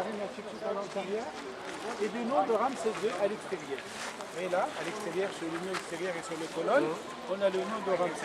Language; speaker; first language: French; non-native, fluent; Arabic